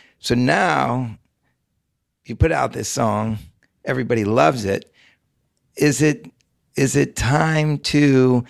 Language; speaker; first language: English; native; English